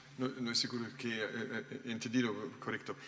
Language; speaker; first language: Spanish; non-native, learner; German